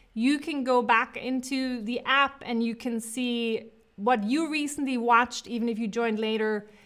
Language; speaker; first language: English; non-native, fluent; German